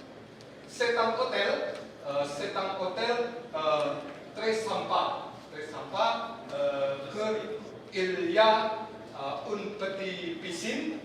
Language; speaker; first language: French; non-native, learner; Indonesian